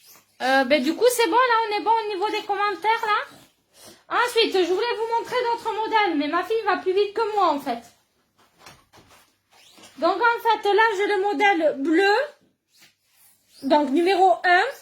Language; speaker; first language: French; native; French